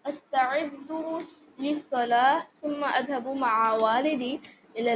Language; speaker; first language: Arabic; non-native, learner; Urdu